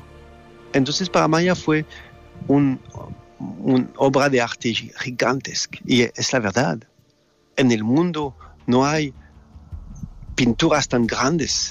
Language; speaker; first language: Spanish; non-native, fluent; French